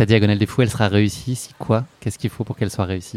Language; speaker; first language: French; native; French